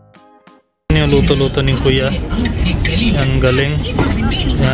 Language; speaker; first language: Filipino; non-native, learner; Punjabi